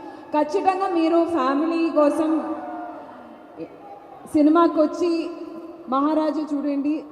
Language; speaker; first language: Telugu; non-native, fluent; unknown